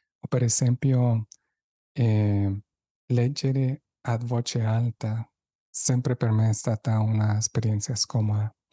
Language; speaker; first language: Italian; non-native, fluent; Spanish